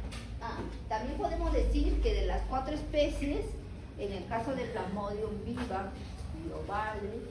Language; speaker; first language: Spanish; native; Spanish